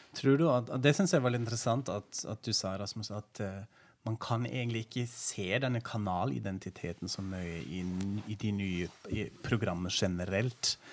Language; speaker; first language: Norwegian; non-native, fluent; German